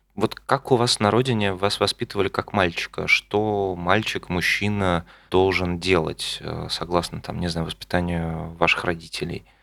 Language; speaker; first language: Russian; native; Russian